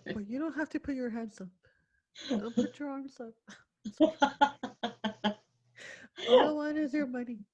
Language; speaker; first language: English; early bilingual, other home language; Spanish